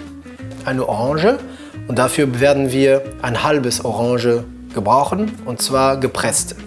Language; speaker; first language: German; non-native, fluent; French